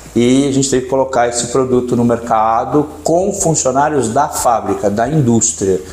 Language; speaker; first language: Portuguese; native; Portuguese